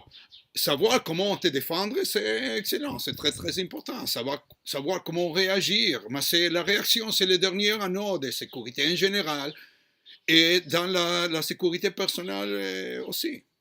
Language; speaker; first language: French; non-native, fluent; Hebrew